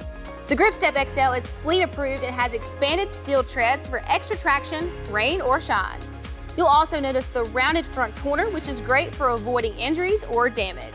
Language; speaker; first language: English; native; English